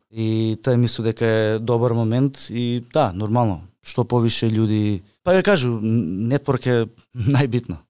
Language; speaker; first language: Macedonian; native; Macedonian